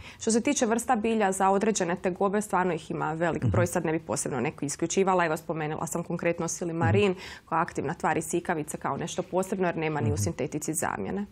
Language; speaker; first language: Croatian; native; Croatian